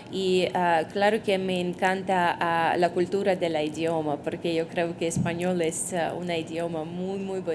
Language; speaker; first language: Spanish; non-native, fluent; Russian